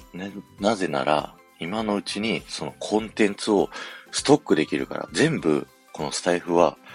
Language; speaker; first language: Japanese; native; Japanese